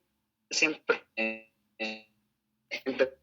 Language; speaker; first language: Spanish; native; Spanish